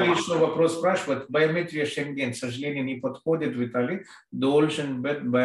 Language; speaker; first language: Russian; non-native, fluent; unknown